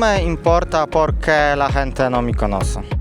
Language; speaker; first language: Spanish; non-native, learner; Polish